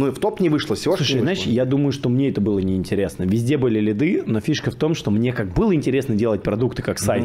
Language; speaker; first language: Russian; native; Russian